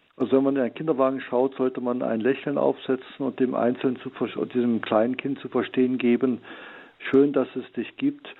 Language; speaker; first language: German; native; German